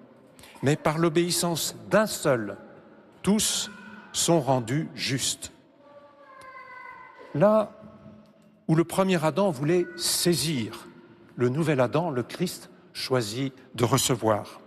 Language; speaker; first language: French; native; French